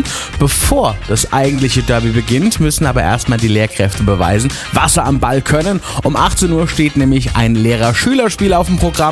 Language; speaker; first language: German; native; German